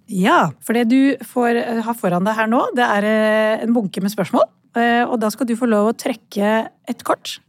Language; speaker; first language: Norwegian; early bilingual, other home language; Urdu